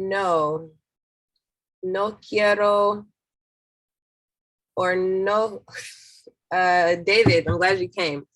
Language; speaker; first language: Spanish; non-native, learner; English